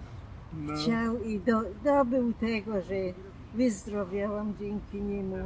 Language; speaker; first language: Polish; non-native, local second language; German